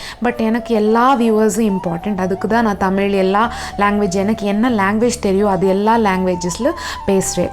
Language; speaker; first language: Tamil; non-native, learner; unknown